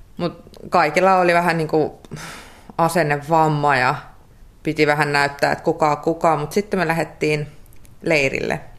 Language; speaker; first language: Finnish; early bilingual, other home language; Russian